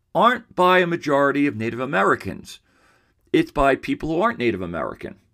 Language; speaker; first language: English; early bilingual, other home language; Italian